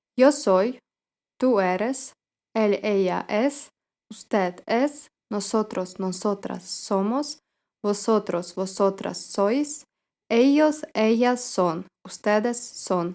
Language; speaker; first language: Spanish; non-native, fluent; Ukrainian